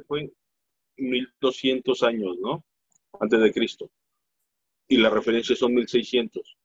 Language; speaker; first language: Spanish; native; Spanish